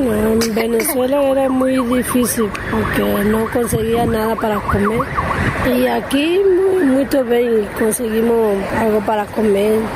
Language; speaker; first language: Portuguese; non-native, learner; Spanish